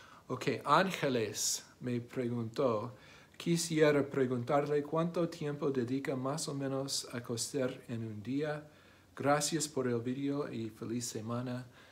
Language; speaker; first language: Spanish; non-native, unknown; English